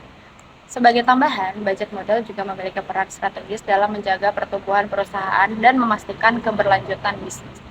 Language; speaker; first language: Indonesian; native; Indonesian